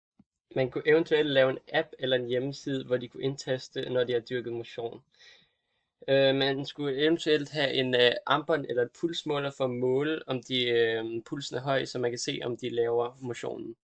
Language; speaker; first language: Danish; native; Danish